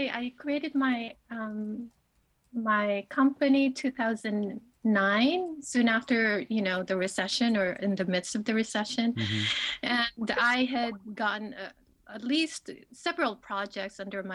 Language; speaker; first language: English; early bilingual, other home language; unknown